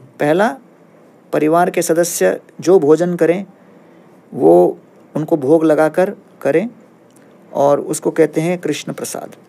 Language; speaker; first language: Hindi; non-native, local second language; Tamil